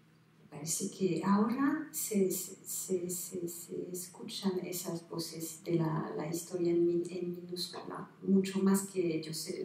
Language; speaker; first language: Spanish; non-native, fluent; French